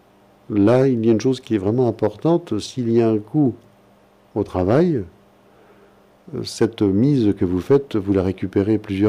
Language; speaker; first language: French; native; French